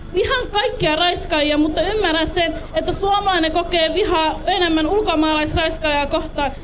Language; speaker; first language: Finnish; early bilingual, other home language; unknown